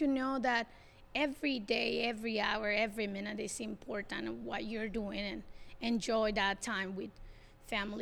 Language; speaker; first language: English; non-native, fluent; Spanish